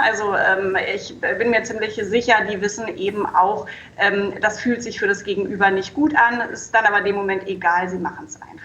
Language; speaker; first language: German; native; German